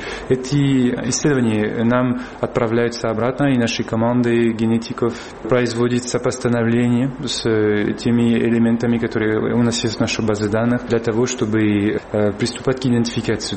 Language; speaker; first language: Russian; non-native, fluent; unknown